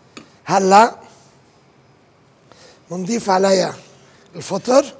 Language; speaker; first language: Arabic; native; Arabic